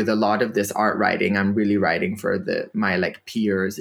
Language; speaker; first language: English; non-native, fluent; Danish